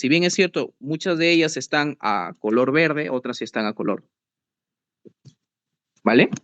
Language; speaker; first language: Spanish; native; Spanish